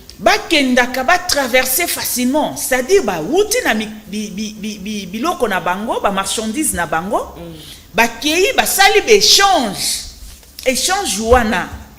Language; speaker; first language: Lingala; native; Lingala